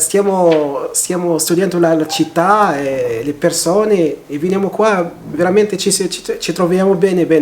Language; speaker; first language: Italian; non-native, fluent; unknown